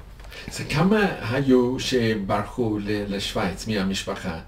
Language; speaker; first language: Hebrew; non-native, learner; English